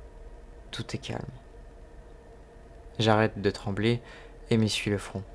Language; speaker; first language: French; native; French